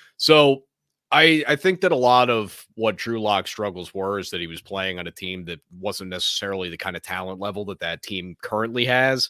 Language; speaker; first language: English; native; English